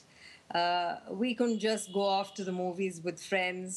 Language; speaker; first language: English; non-native, local second language; Tamil